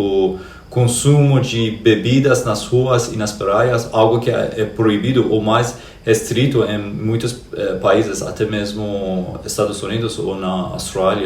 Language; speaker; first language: Portuguese; non-native, fluent; Persian